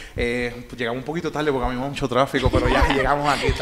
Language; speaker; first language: Spanish; native; Spanish